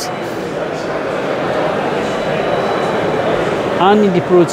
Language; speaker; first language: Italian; non-native, learner; German